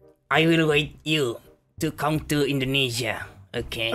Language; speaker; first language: English; non-native, learner; Indonesian